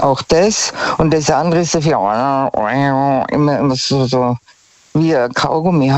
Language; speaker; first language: German; native; German